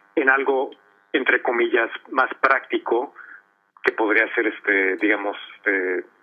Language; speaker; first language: Spanish; early bilingual, heritage; Spanish